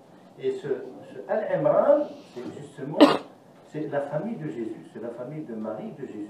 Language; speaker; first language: French; non-native, local second language; Arabic